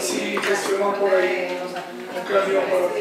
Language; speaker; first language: Spanish; native; Spanish